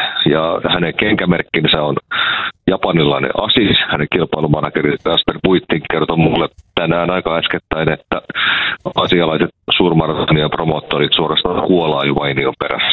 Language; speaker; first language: Finnish; native; Finnish